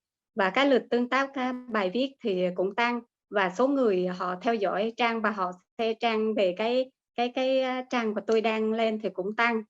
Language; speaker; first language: Vietnamese; native; Vietnamese